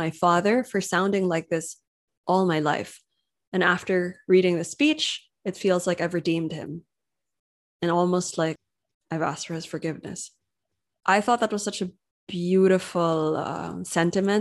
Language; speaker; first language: English; non-native, local second language; Filipino